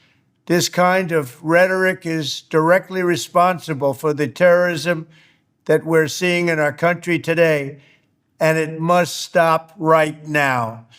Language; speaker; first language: English; native; English